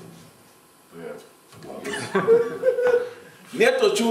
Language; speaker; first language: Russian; non-native, fluent; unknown